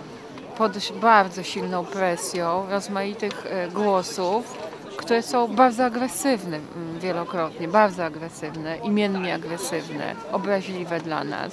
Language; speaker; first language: Polish; native; Polish